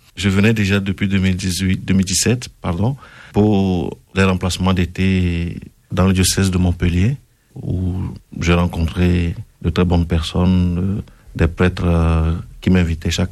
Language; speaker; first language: French; non-native, local second language; Ewe